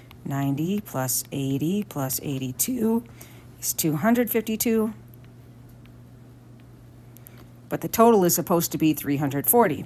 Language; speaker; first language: English; native; English